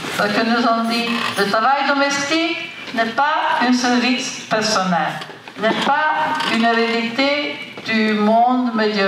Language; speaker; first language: French; non-native, fluent; Italian